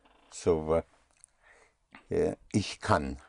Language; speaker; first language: German; non-native, fluent; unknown